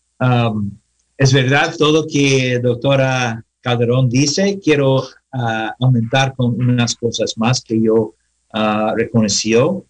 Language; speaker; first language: Spanish; non-native, learner; English